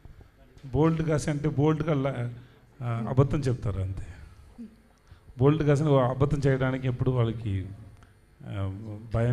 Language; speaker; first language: Telugu; non-native, learner; Tamil